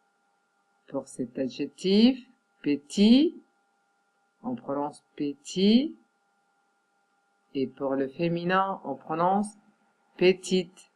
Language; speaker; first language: French; non-native, fluent; Catalan